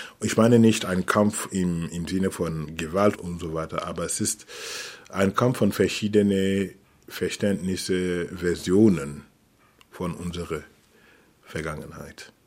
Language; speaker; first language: German; non-native, fluent; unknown